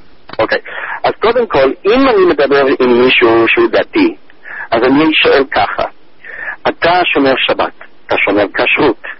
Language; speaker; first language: Hebrew; non-native, fluent; English